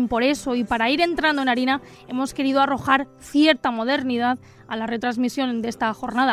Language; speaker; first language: Spanish; native; Spanish